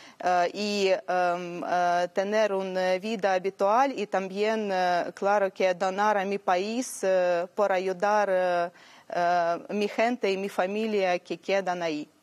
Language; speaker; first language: Spanish; non-native, learner; Ukrainian